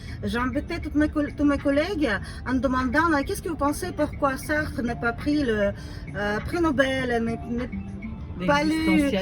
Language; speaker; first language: French; non-native, fluent; Russian